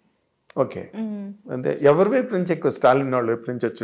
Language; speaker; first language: Telugu; native; Telugu